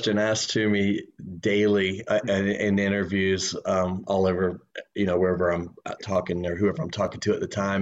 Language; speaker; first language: English; native; English